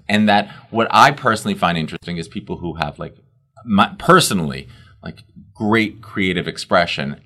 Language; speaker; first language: English; native; English